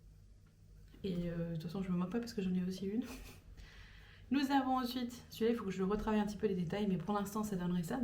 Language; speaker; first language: French; native; French